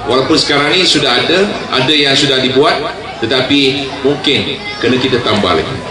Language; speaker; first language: Malay; non-native, local second language; Chinese